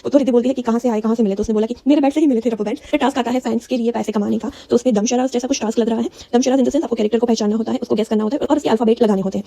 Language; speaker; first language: Hindi; native; Hindi